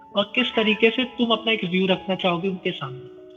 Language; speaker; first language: Hindi; native; Hindi